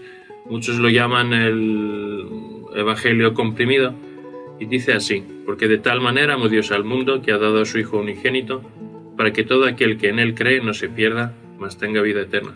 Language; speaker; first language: Spanish; non-native, fluent; Greek